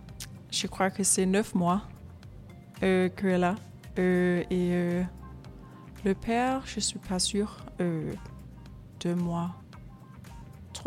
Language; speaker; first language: French; non-native, learner; Danish